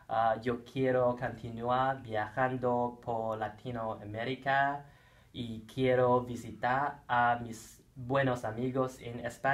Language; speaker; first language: Spanish; non-native, learner; English